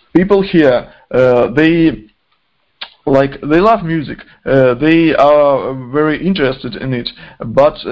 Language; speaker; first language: English; non-native, fluent; Ukrainian